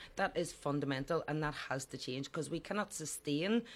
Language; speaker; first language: English; native; English